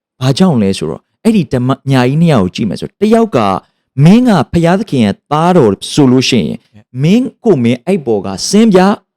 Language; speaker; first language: Burmese; native; Burmese